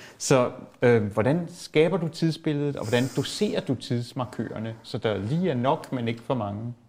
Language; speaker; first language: Danish; native; Danish